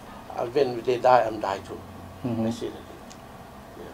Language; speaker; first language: English; non-native, learner; Lao